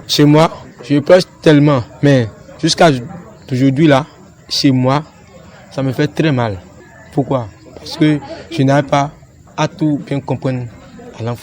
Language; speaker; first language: French; non-native, learner; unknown